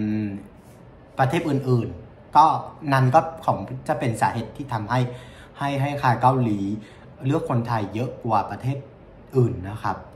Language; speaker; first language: Thai; non-native, fluent; Vietnamese